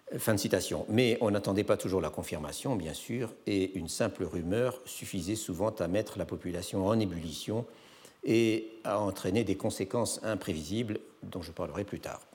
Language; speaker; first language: French; native; French